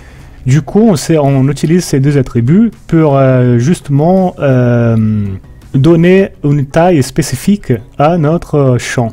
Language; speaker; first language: French; non-native, fluent; Portuguese